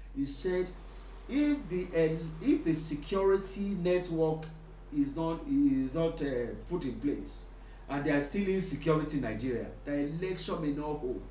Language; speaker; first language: English; non-native, local second language; Yoruba